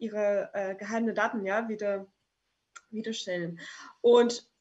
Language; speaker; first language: German; non-native, fluent; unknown